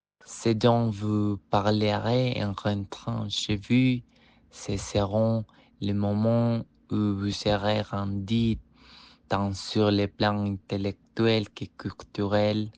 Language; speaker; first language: French; non-native, fluent; Spanish